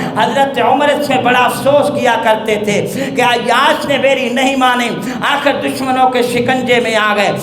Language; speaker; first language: Urdu; non-native, local second language; Punjabi